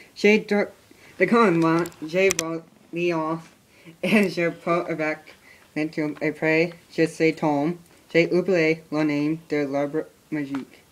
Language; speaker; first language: French; non-native, learner; English